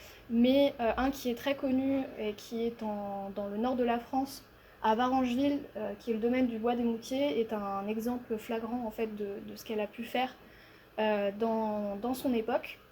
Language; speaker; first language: French; native; French